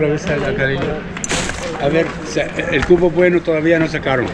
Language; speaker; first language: Spanish; non-native, learner; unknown